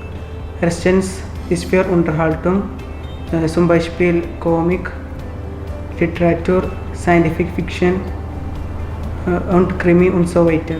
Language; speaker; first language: German; non-native, learner; Malayalam